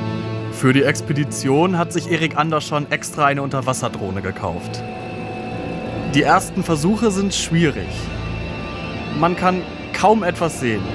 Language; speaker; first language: German; native; German